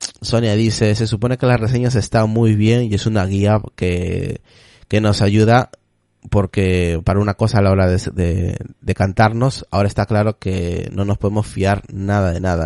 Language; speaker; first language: Spanish; native; Spanish